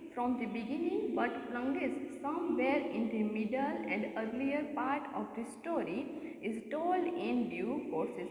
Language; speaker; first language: English; non-native, local second language; Gujarati